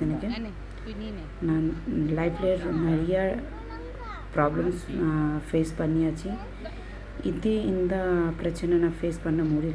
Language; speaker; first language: Tamil; non-native, local second language; Bangla